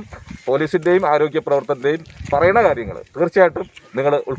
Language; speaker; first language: Malayalam; native; Malayalam